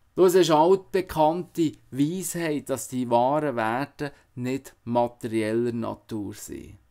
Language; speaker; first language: German; native; German